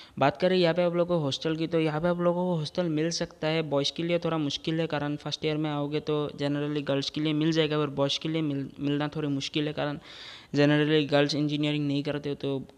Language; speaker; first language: Hindi; non-native, local second language; Assamese